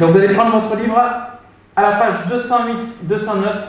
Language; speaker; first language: French; native; French